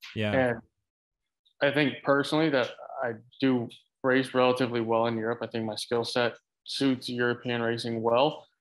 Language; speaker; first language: English; native; English